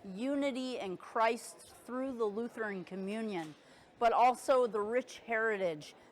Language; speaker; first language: English; native; English